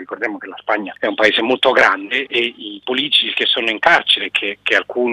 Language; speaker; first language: Italian; native; Italian